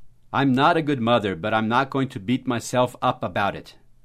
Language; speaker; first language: English; native; English